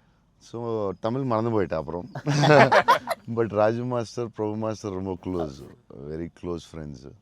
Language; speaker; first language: Tamil; non-native, local second language; Telugu